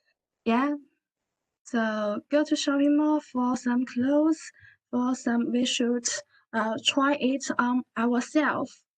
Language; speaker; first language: English; non-native, learner; Chinese